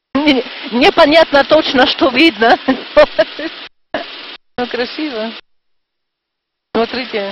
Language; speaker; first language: Russian; non-native, learner; French